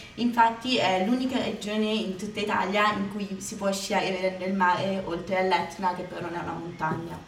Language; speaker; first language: Italian; native; Italian